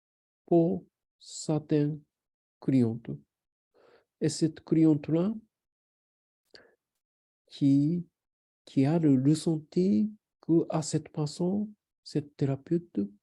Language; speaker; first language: French; non-native, learner; Japanese